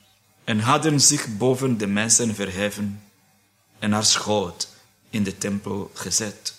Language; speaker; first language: Dutch; non-native, fluent; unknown